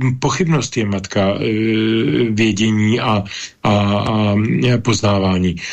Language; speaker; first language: Czech; native; Czech